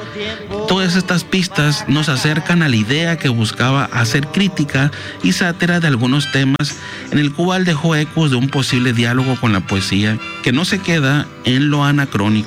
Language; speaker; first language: Spanish; native; Spanish